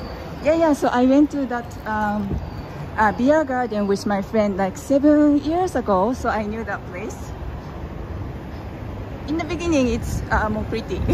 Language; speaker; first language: English; non-native, fluent; Japanese